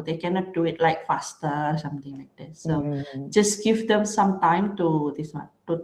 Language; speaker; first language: English; non-native, learner; Indonesian